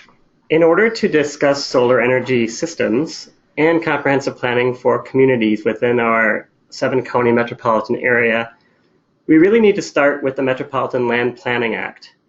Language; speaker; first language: English; native; English